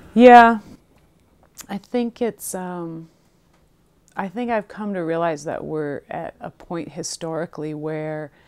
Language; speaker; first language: English; native; English